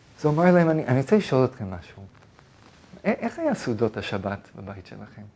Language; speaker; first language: Hebrew; non-native, fluent; English